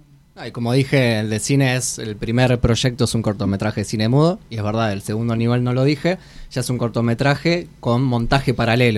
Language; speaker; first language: Spanish; native; Spanish